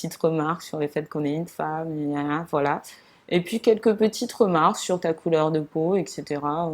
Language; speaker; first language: French; non-native, local second language; Comorian